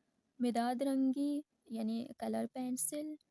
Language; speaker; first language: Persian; non-native, fluent; Urdu